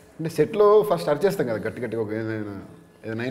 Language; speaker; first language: Telugu; native; Telugu